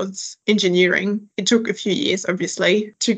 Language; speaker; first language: English; non-native, fluent; French